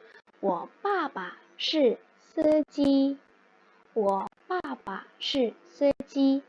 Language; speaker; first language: Chinese; non-native, fluent; Indonesian